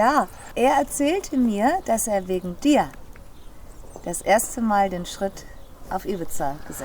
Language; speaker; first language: German; native; German